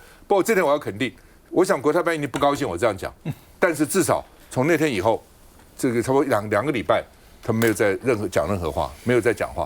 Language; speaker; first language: Chinese; native; Chinese